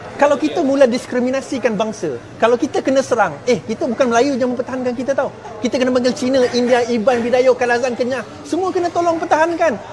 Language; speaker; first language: Malay; non-native, local second language; Chinese